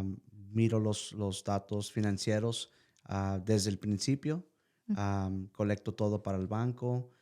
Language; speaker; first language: Spanish; early bilingual, heritage; Spanish